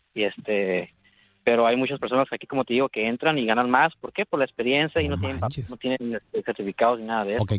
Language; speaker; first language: Spanish; native; Spanish